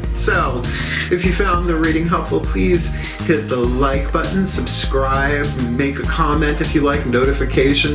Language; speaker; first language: English; native; English